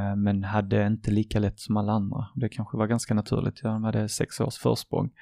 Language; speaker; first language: Swedish; early bilingual, other home language; Arabic